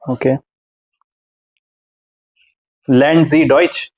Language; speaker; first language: German; non-native, fluent; Hindi